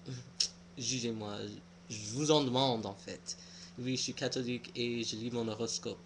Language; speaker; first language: French; non-native, fluent; English